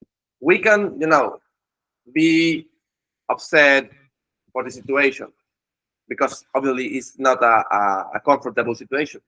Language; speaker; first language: English; non-native, fluent; Spanish